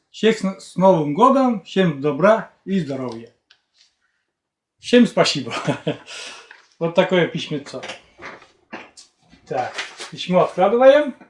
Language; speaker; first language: Russian; native; Russian